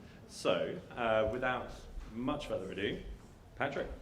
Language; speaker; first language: English; native; English